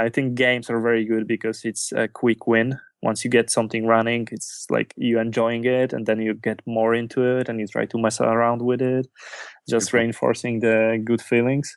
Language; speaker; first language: English; non-native, fluent; Polish